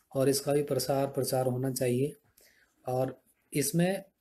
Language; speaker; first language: Hindi; native; Hindi